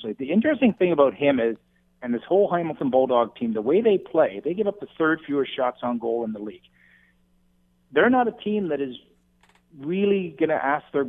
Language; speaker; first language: English; native; English